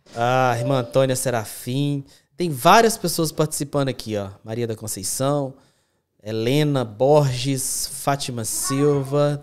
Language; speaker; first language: Portuguese; native; Portuguese